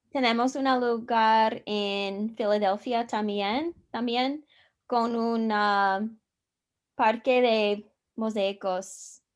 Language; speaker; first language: Spanish; non-native, learner; English